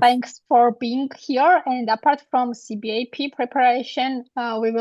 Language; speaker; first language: English; non-native, fluent; Georgian